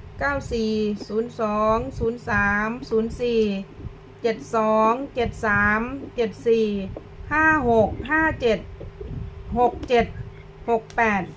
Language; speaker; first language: Thai; non-native, local second language; Lao